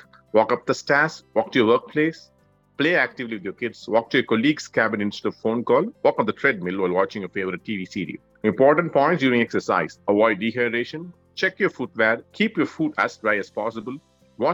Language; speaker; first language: English; non-native, local second language; Tamil